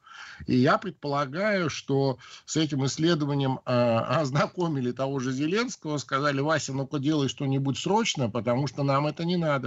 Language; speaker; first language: Russian; native; Russian